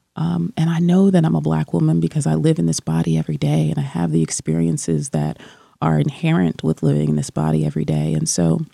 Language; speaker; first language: English; native; English